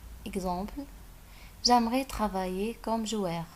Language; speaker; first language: French; non-native, fluent; Arabic